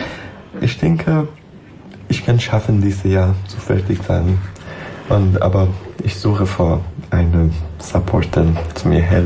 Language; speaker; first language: German; non-native, learner; Persian